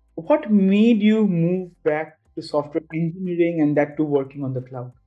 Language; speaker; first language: English; non-native, local second language; Bangla